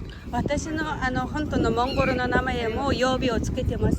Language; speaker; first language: Japanese; non-native, fluent; Mongolian